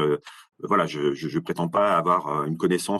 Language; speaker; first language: French; native; French